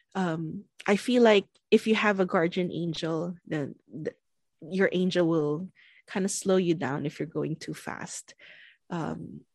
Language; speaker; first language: English; non-native, local second language; Filipino